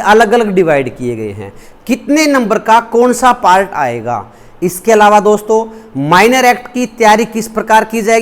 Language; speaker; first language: Hindi; native; Hindi